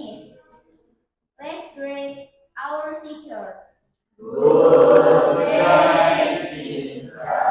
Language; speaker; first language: English; non-native, learner; Indonesian